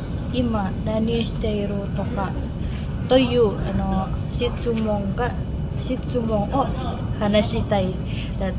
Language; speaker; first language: Japanese; non-native, learner; Indonesian